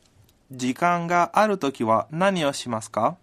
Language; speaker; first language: Japanese; non-native, fluent; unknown